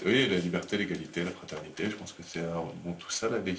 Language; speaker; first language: French; native; French